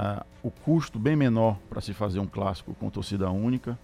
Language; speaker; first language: Portuguese; native; Portuguese